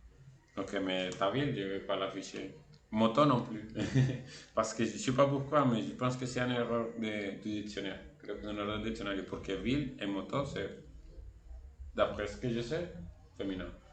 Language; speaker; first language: French; non-native, fluent; Spanish